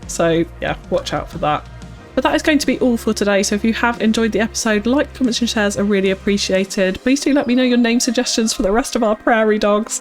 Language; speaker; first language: English; native; English